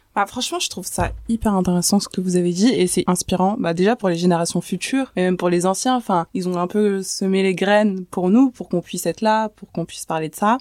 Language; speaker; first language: French; early bilingual, other home language; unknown